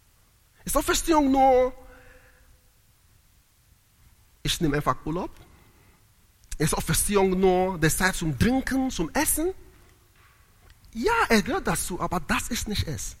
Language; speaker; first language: German; non-native, learner; Italian